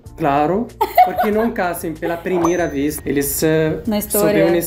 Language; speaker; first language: Portuguese; non-native, fluent; Arabic